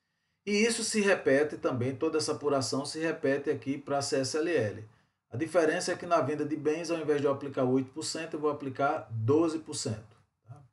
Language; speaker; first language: Portuguese; native; Portuguese